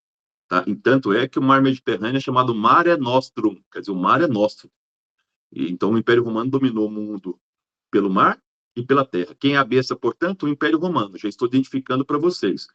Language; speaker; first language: Portuguese; native; Portuguese